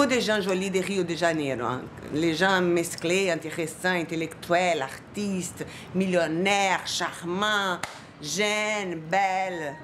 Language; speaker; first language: French; non-native, learner; Portuguese